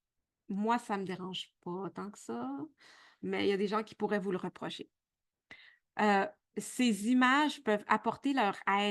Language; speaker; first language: French; native; French